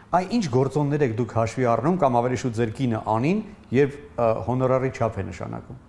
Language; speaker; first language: Armenian; native; Armenian